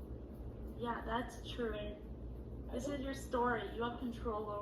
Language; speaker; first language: English; native; English